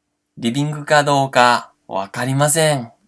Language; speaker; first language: Japanese; non-native, fluent; Portuguese